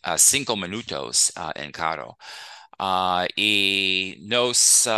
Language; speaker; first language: Spanish; non-native, fluent; English